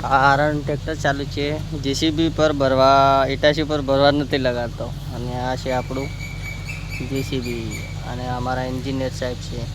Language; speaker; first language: Gujarati; non-native, local second language; Bhili